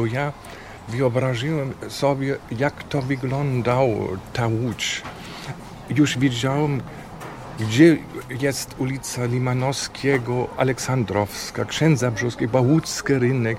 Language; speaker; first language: Polish; non-native, fluent; German